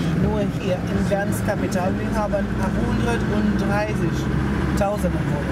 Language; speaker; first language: German; non-native, learner; Portuguese